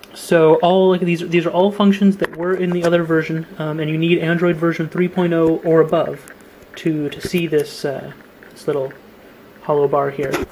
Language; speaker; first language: English; native; English